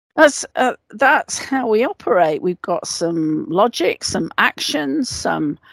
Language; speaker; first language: English; native; English